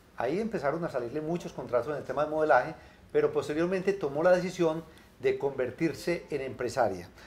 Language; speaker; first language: Spanish; native; Spanish